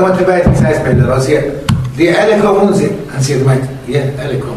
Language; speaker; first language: Danish; non-native, learner; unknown